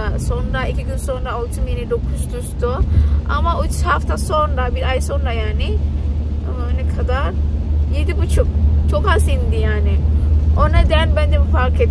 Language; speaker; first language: Turkish; non-native, learner; Indonesian